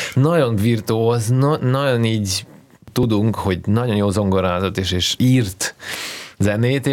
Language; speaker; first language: Hungarian; non-native, fluent; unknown